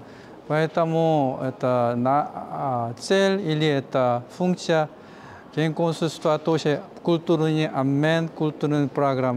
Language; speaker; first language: Russian; non-native, fluent; Korean